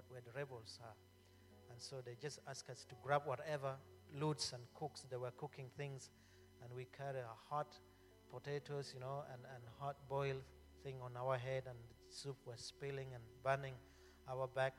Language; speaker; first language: English; non-native, local second language; Acoli